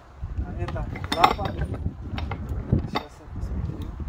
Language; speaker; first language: Russian; native; Russian